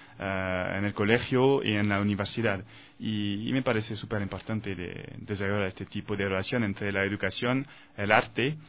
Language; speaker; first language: Spanish; non-native, fluent; French